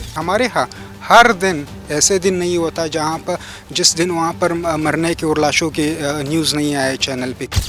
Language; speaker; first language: Hindi; non-native, fluent; Pashto